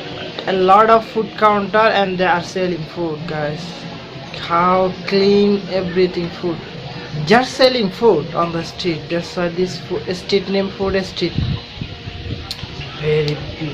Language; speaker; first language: English; non-native, learner; Bangla